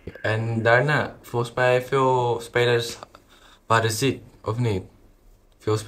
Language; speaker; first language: Dutch; non-native, fluent; Indonesian